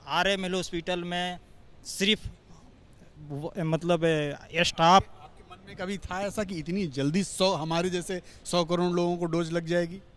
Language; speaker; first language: Hindi; native; Hindi